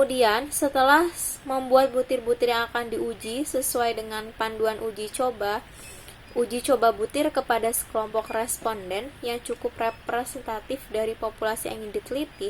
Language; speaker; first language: Indonesian; native; Indonesian